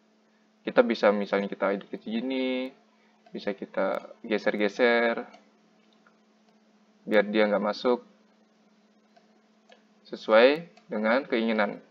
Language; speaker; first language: Indonesian; native; Indonesian